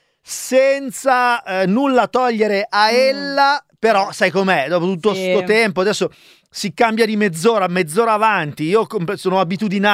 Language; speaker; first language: Italian; native; Italian